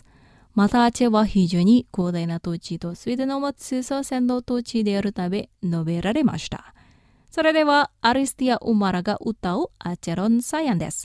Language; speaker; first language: Japanese; non-native, fluent; Indonesian